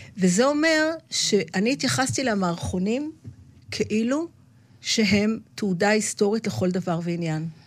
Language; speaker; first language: Hebrew; native; Hebrew